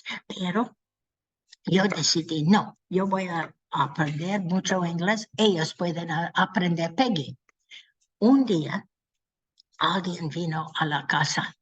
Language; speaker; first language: Spanish; non-native, learner; English